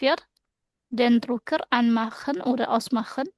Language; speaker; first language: German; non-native, fluent; Indonesian